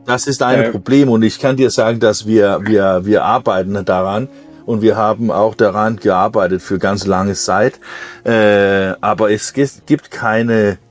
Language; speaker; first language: German; non-native, learner; Danish